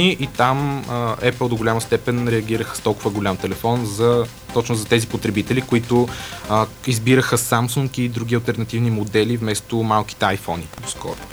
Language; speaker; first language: Bulgarian; native; Bulgarian